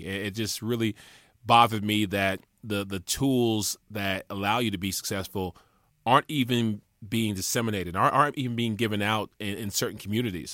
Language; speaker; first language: English; native; English